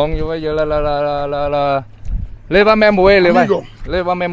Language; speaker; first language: Portuguese; non-native, learner; Vietnamese